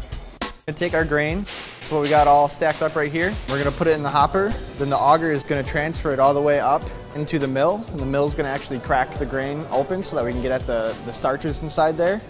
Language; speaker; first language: English; native; English